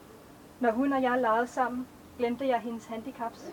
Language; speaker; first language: Danish; native; Danish